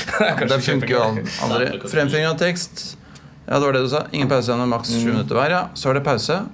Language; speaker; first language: Norwegian; native; Norwegian